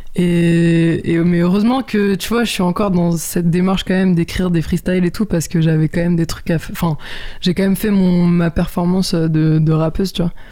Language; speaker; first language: French; native; French